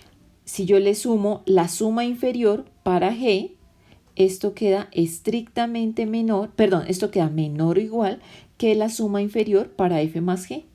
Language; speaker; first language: Spanish; native; Spanish